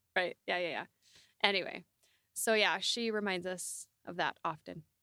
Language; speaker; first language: English; native; English